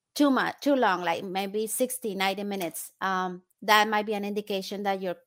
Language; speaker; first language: English; non-native, fluent; Spanish